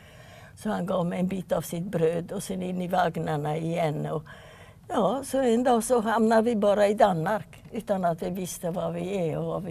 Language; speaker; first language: Swedish; non-native, fluent; Yiddish